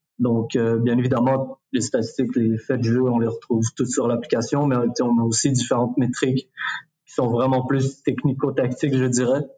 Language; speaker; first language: French; early bilingual, other home language; Arabic